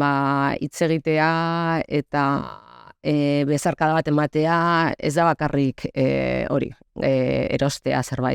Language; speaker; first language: Basque; non-native, local second language; Spanish